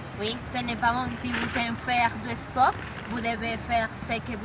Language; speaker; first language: French; non-native, learner; Spanish